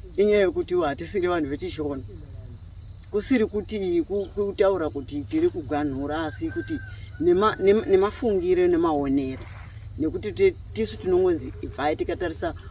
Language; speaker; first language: Shona; non-native, local second language; Tsonga